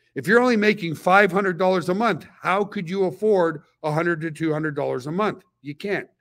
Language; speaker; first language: English; native; English